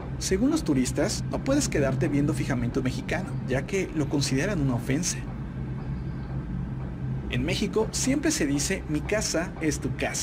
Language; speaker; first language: Spanish; native; Spanish